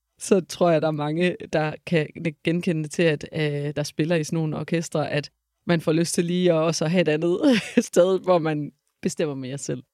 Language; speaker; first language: Danish; native; Danish